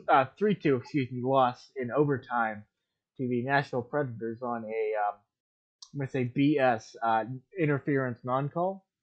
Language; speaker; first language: English; native; English